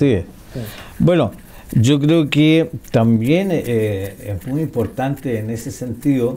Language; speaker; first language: Spanish; native; Spanish